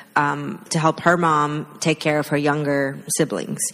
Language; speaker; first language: English; early bilingual, other home language; Spanish